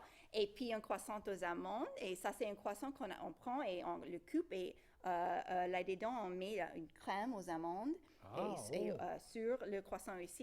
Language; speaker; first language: French; non-native, local second language; English